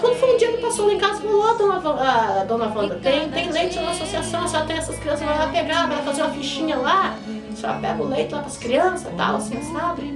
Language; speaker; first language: Portuguese; native; Portuguese